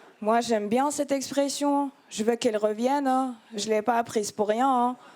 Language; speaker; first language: French; non-native, fluent; Russian